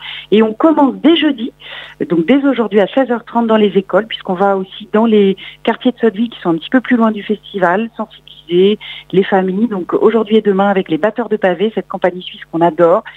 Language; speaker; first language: French; native; French